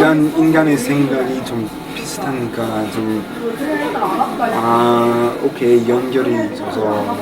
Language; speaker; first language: Korean; non-native, learner; English